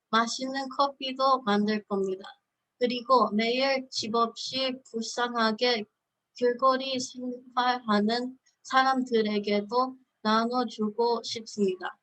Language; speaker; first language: Korean; early bilingual, heritage; Korean